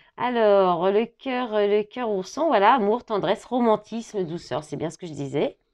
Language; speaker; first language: French; native; French